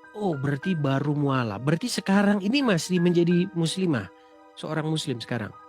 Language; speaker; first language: Indonesian; native; Indonesian